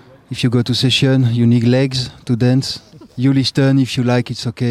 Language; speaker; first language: English; non-native, fluent; French